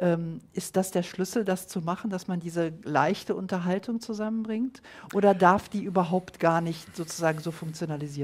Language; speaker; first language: German; native; German